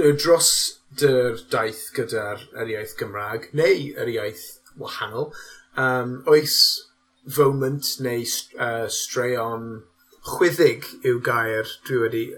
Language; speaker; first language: Welsh; non-native, local second language; English